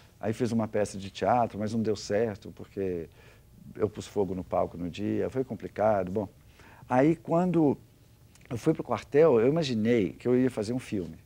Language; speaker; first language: Portuguese; native; Portuguese